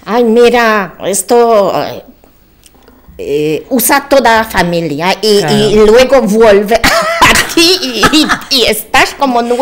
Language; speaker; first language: Spanish; non-native, learner; Polish